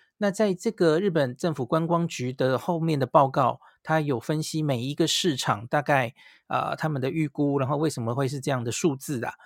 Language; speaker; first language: Chinese; native; Chinese